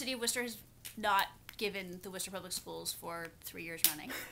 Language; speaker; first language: English; native; English